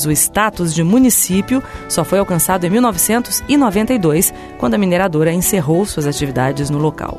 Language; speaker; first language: Portuguese; native; Portuguese